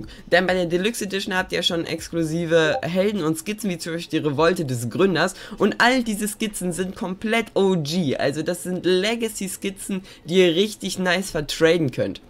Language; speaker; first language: German; native; German